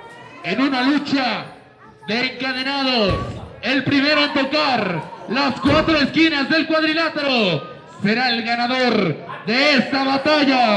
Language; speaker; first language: Spanish; native; Spanish